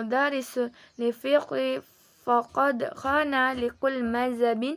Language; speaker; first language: Arabic; non-native, learner; Indonesian